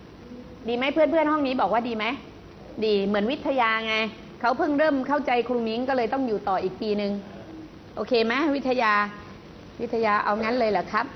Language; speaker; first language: Thai; native; Thai